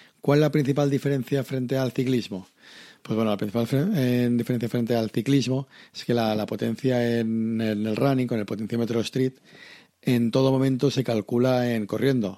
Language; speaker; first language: Spanish; native; Spanish